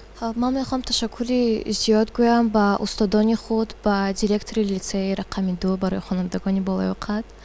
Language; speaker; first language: Tajik; non-native, local second language; Russian